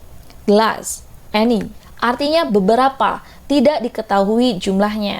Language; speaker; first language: Indonesian; native; Indonesian